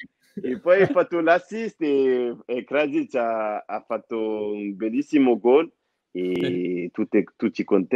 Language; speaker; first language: Italian; non-native, fluent; French